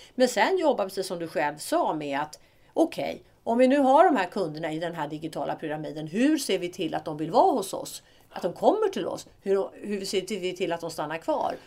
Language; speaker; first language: Swedish; native; Swedish